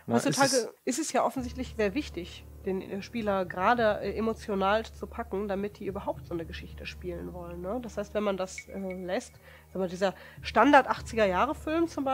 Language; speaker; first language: German; native; German